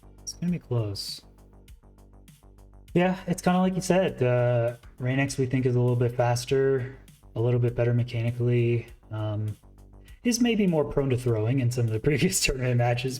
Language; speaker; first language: English; native; English